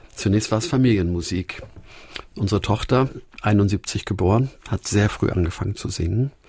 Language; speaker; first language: German; native; German